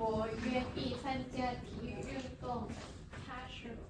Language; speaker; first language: Chinese; non-native, learner; Indonesian